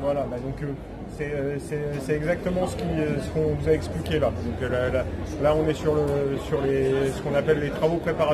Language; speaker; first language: French; native; French